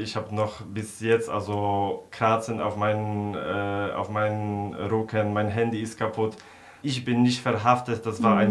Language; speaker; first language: German; non-native, fluent; Polish